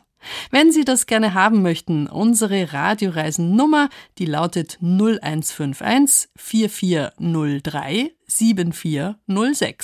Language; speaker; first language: German; native; German